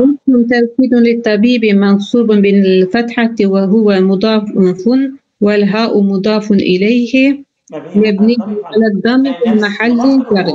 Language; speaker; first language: Arabic; non-native, learner; Turkish